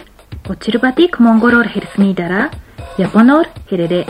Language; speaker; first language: Mongolian; non-native, fluent; Japanese